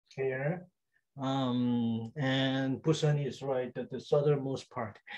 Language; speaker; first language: English; non-native, fluent; Korean